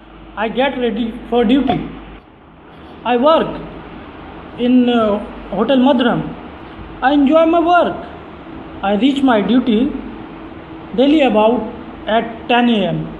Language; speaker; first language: English; non-native, learner; Hindi